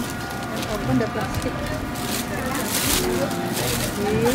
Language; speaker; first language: English; non-native, learner; Korean